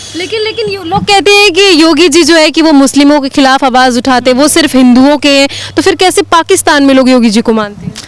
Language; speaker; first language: Hindi; native; Hindi